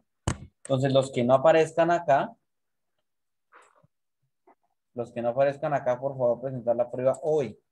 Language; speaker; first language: Spanish; native; Spanish